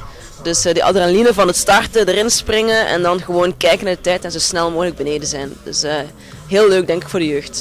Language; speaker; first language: Dutch; native; Dutch